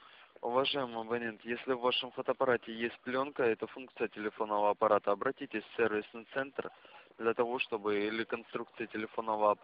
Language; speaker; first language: Russian; native; Russian